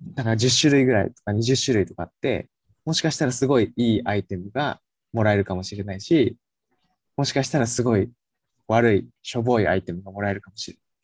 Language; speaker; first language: Japanese; native; Japanese